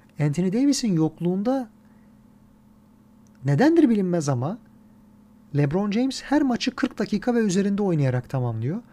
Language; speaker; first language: Turkish; native; Turkish